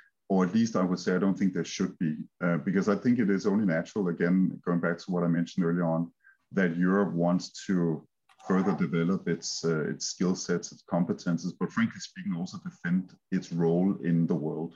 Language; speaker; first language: English; non-native, fluent; Danish